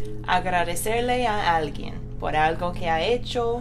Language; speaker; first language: Spanish; non-native, fluent; English